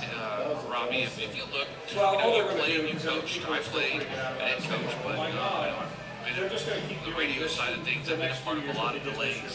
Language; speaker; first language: English; native; English